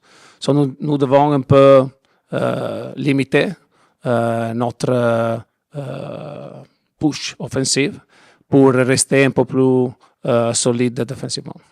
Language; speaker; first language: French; non-native, learner; Italian